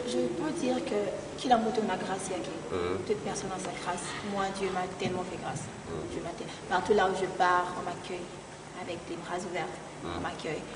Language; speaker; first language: French; non-native, local second language; Swahili